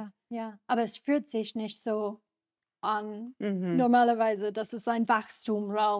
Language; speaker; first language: German; non-native, learner; English